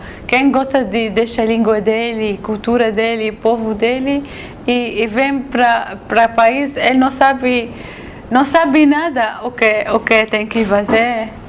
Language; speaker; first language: Portuguese; non-native, learner; Arabic